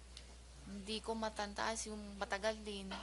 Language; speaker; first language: Filipino; non-native, learner; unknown